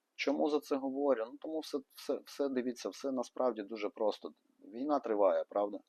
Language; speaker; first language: Ukrainian; non-native, local second language; Russian